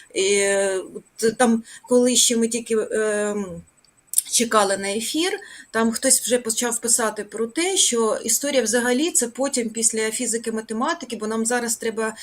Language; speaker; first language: Ukrainian; native; Ukrainian